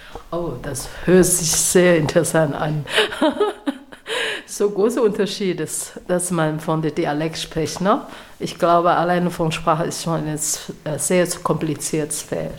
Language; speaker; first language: German; non-native, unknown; Chinese